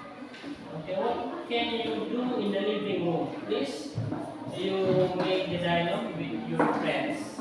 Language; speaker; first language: English; non-native, learner; Indonesian